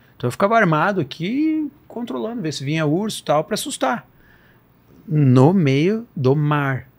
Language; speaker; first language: Portuguese; native; Portuguese